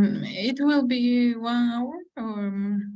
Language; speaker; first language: English; non-native, learner; Spanish